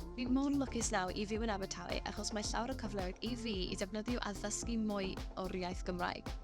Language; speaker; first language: Welsh; non-native, local second language; English